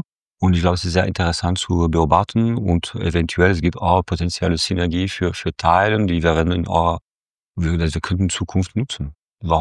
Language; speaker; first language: German; non-native, fluent; French